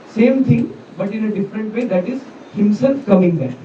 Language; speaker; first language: English; non-native, local second language; Marathi